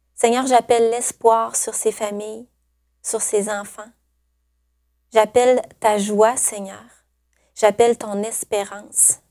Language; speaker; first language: French; native; French